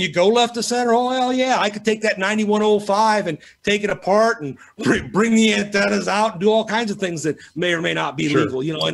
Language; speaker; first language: English; native; English